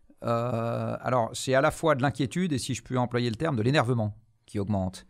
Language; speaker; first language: French; native; French